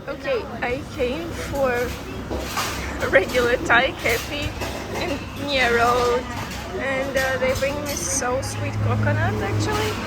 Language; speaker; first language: English; non-native, learner; Russian